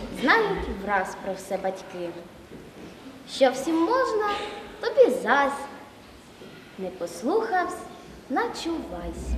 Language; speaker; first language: Ukrainian; native; Ukrainian